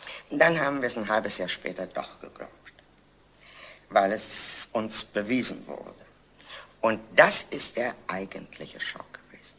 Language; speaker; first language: German; native; German